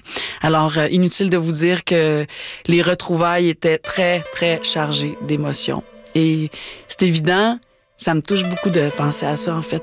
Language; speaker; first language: French; native; French